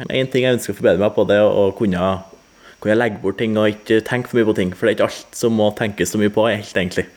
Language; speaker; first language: Norwegian; native; Norwegian